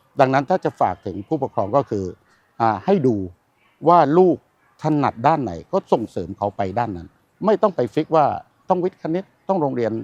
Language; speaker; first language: Thai; native; Thai